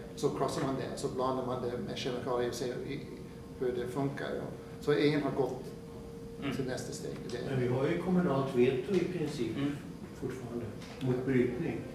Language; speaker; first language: Swedish; non-native, fluent; English